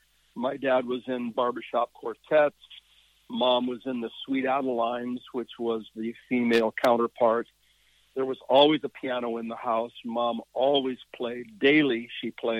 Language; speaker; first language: English; native; English